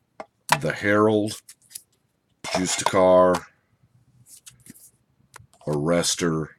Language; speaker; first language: English; native; English